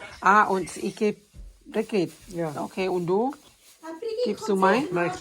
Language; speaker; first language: German; non-native, learner; Thai